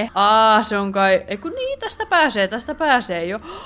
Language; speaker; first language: Finnish; native; Finnish